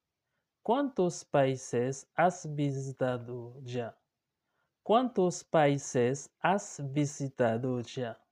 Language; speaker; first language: Spanish; non-native, learner; Haitian Creole